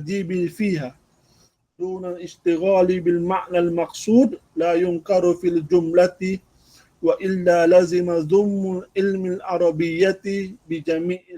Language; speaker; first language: Arabic; non-native, fluent; Malay